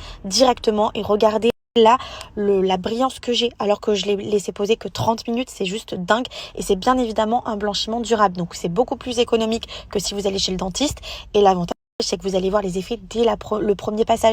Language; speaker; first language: French; native; French